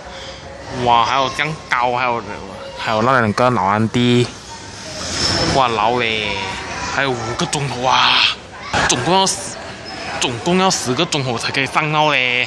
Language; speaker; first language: Chinese; native; Chinese